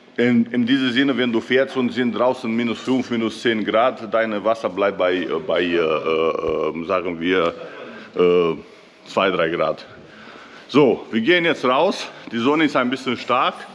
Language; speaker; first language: German; non-native, fluent; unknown